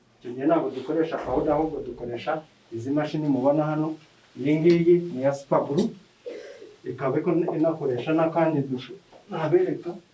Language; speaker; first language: Kinyarwanda; native; Kinyarwanda